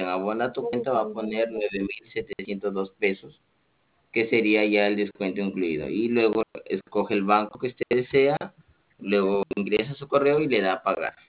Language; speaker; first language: Spanish; native; Spanish